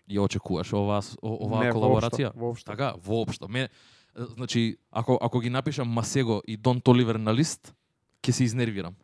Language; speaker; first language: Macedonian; native; Macedonian